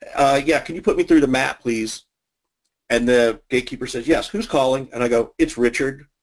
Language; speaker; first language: English; native; English